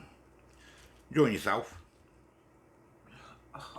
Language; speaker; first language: English; native; English